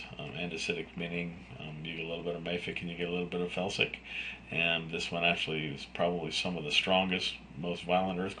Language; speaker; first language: English; native; English